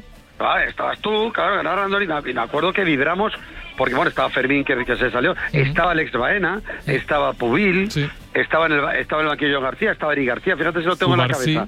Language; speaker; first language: Spanish; native; Spanish